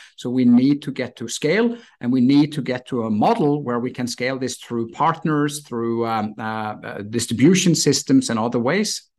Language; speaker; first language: English; non-native, fluent; Norwegian